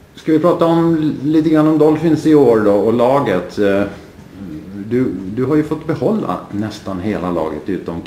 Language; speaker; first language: Swedish; native; Swedish